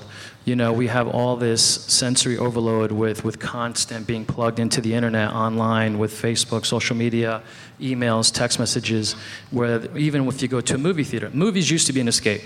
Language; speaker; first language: English; native; English